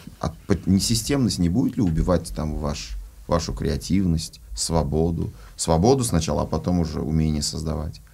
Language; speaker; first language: Russian; non-native, local second language; Uzbek